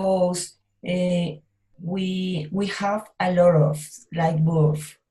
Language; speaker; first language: English; non-native, learner; Spanish